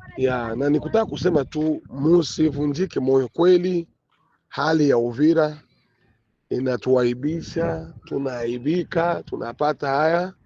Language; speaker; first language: Swahili; native; Swahili